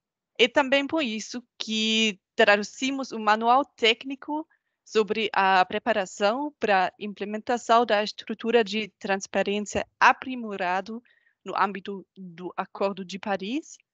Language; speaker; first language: Portuguese; non-native, fluent; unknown